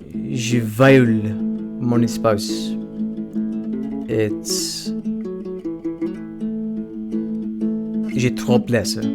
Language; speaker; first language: French; non-native, learner; English